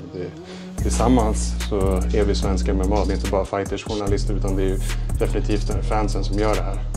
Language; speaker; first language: Swedish; native; Swedish